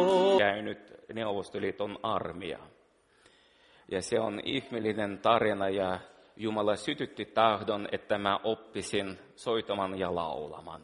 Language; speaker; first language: Finnish; non-native, fluent; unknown